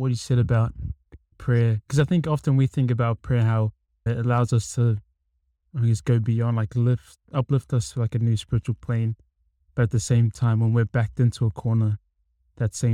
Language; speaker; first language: English; native; English